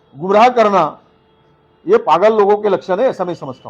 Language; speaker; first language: Hindi; non-native, local second language; Marathi